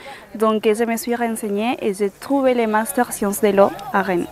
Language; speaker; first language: French; non-native, fluent; Spanish